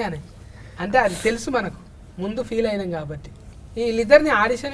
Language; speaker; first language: Telugu; native; Telugu